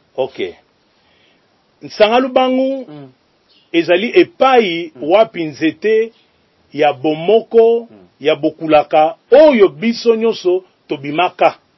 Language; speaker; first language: Lingala; non-native, local second language; Luba-Lulua